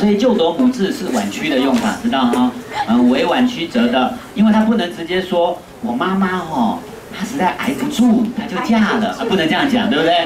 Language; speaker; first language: Chinese; native; Chinese